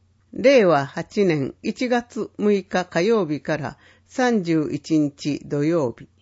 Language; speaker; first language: Japanese; native; Japanese